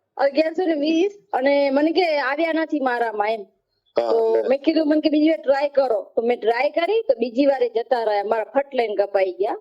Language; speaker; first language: Gujarati; native; Gujarati